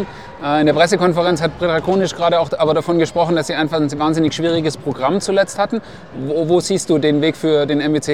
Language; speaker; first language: German; native; German